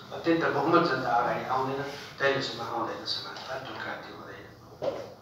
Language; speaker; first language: Nepali; non-native, local second language; Newari